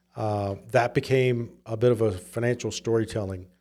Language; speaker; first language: English; native; English